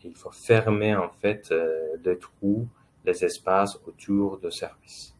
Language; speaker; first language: French; non-native, fluent; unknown